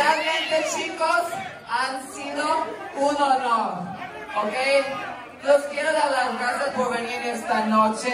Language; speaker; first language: Spanish; early bilingual, heritage; English